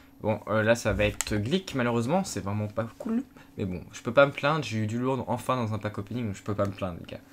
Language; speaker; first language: French; native; French